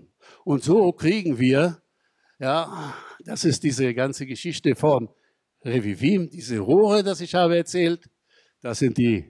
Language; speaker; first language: German; non-native, fluent; Hebrew